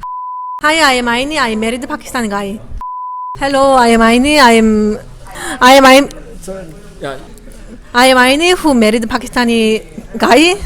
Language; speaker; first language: English; non-native, learner; Korean